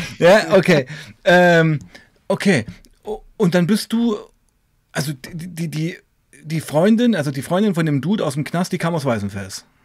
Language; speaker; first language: German; native; German